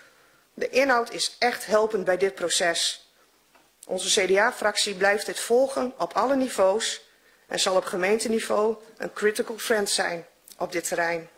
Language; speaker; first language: Dutch; native; Dutch